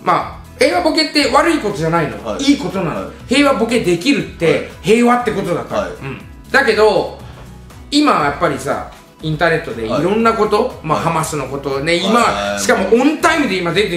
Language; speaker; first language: Japanese; native; Japanese